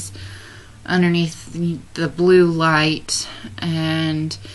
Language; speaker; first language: English; native; English